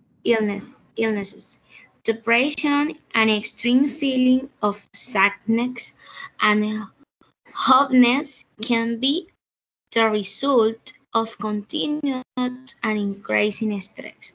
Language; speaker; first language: English; non-native, learner; Spanish